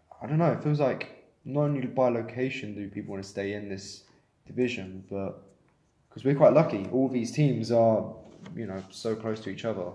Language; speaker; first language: English; native; English